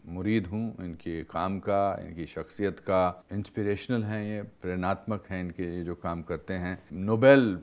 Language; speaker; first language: Hindi; native; Hindi